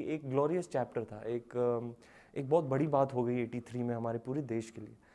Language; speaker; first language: Hindi; native; Hindi